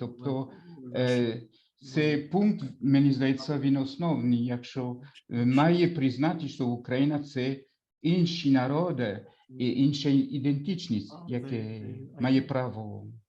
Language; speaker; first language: Ukrainian; non-native, fluent; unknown